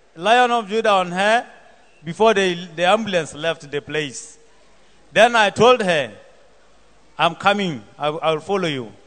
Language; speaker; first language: English; non-native, local second language; Southern Sotho